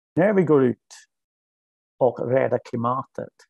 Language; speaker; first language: Swedish; non-native, fluent; English